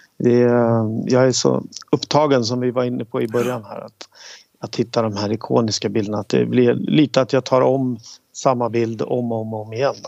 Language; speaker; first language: Swedish; native; Swedish